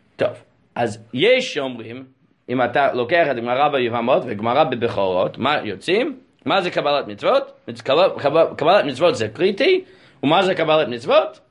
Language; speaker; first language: Hebrew; non-native, fluent; English